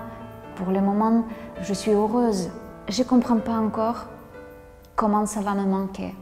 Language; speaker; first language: French; non-native, learner; Russian